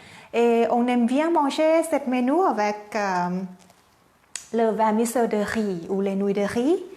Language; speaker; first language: French; non-native, learner; Thai